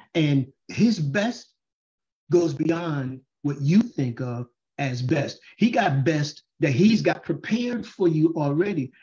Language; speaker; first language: English; native; English